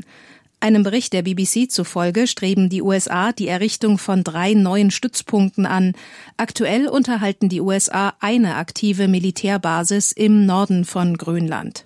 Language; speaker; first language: German; native; German